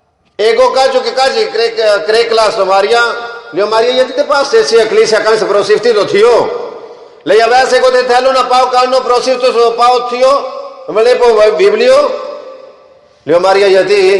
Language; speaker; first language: Greek; non-native, learner; Punjabi